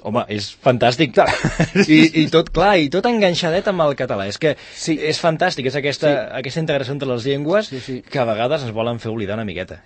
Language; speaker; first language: Catalan; native; Catalan